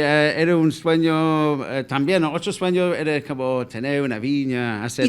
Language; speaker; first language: Spanish; non-native, fluent; English